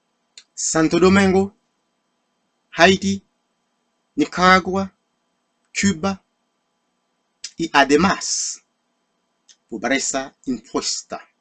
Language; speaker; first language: Spanish; non-native, fluent; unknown